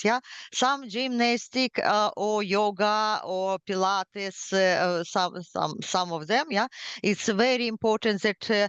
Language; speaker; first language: English; non-native, learner; Ukrainian